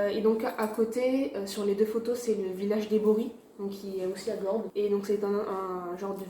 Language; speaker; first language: French; native; French